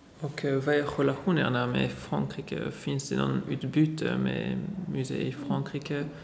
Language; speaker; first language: Swedish; non-native, fluent; French